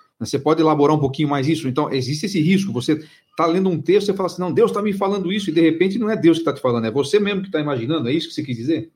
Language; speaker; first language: Portuguese; native; Portuguese